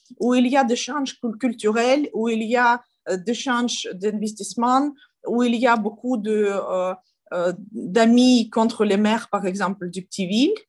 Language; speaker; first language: French; non-native, learner; Ukrainian